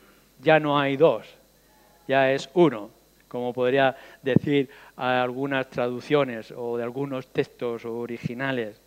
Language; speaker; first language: Spanish; native; Spanish